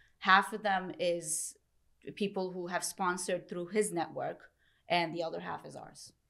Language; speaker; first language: English; early bilingual, other home language; Turkish